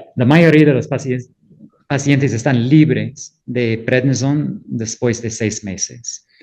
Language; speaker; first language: Spanish; non-native, fluent; English